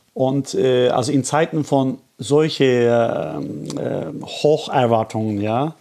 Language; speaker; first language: German; non-native, fluent; Turkish